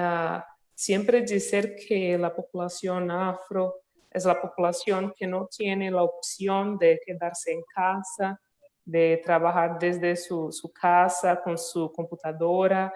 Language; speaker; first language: Spanish; non-native, fluent; Portuguese